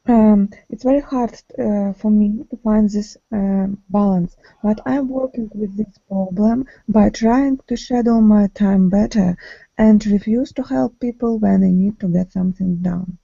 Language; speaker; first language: English; non-native, learner; Ukrainian